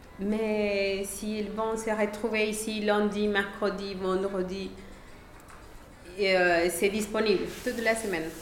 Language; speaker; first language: French; non-native, fluent; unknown